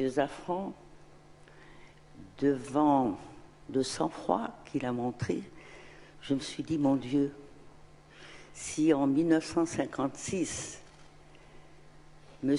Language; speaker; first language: French; non-native, local second language; Arabic